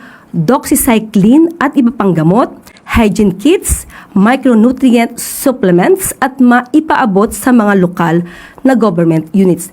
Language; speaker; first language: Filipino; native; Filipino